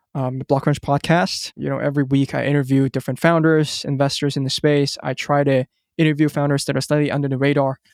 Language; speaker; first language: English; non-native, local second language; Cantonese